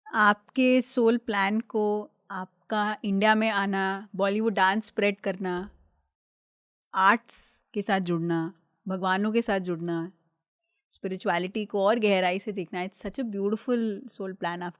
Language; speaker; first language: Hindi; native; Hindi